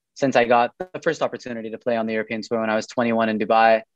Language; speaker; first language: English; early bilingual, other home language; Arabic